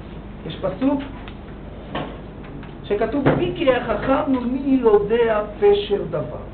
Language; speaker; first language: Hebrew; native; Hebrew